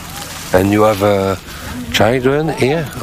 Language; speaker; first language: English; non-native, learner; French